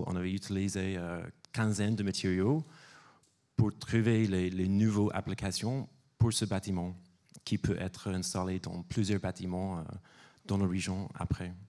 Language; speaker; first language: French; non-native, fluent; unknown